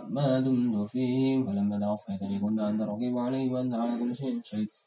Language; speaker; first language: Arabic; non-native, learner; Indonesian